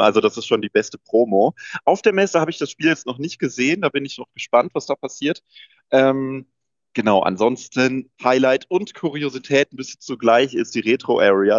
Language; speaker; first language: German; native; German